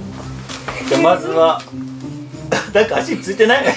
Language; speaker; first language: Japanese; native; Japanese